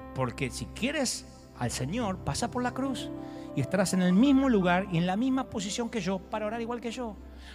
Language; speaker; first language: Spanish; native; Spanish